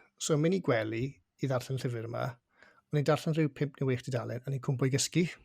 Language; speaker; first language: Welsh; native; Welsh